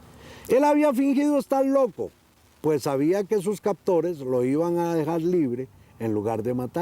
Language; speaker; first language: Spanish; native; Spanish